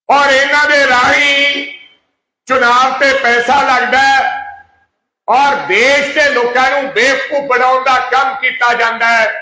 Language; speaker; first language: Hindi; non-native, local second language; Punjabi